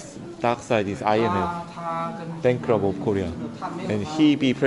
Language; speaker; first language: English; non-native, learner; Korean